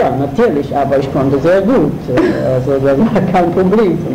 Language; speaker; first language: German; non-native, fluent; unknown